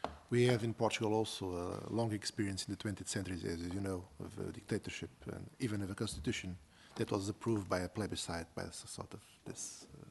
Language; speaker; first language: English; non-native, fluent; Portuguese